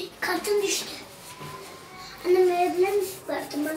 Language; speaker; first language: Turkish; early bilingual, heritage; Turkish